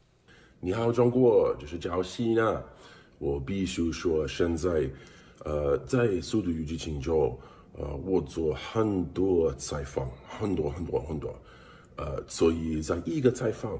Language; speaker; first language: Chinese; non-native, learner; English